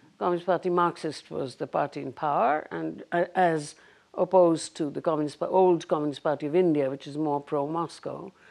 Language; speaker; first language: English; non-native, local second language; Bangla